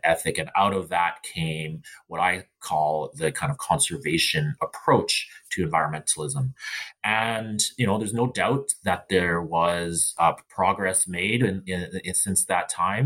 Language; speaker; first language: English; native; English